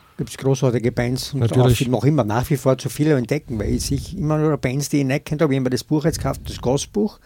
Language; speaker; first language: German; native; German